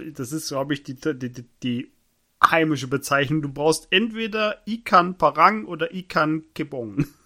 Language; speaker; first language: German; native; German